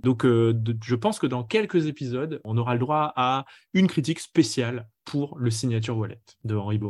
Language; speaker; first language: French; native; French